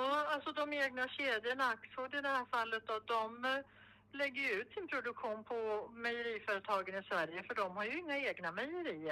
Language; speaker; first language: Swedish; native; Swedish